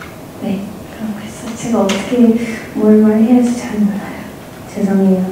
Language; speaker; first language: Korean; non-native, fluent; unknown